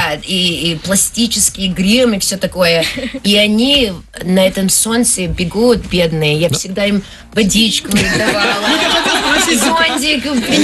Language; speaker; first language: Russian; early bilingual, heritage; Russian